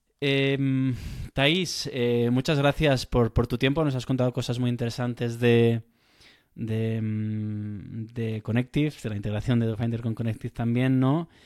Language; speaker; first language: Spanish; native; Spanish